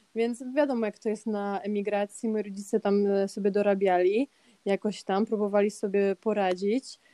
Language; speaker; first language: Polish; early bilingual, other home language; English